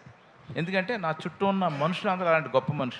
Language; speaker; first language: Telugu; native; Telugu